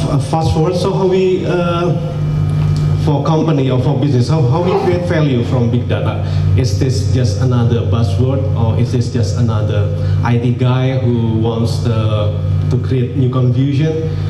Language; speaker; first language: English; non-native, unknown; Indonesian